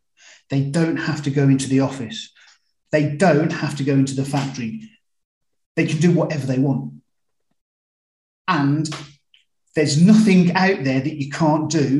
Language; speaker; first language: English; native; English